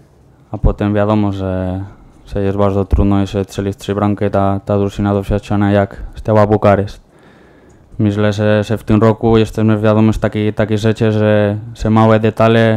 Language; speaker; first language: Polish; non-native, learner; Spanish